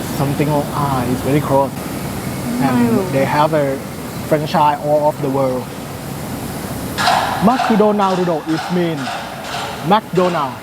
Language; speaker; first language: English; non-native, learner; Thai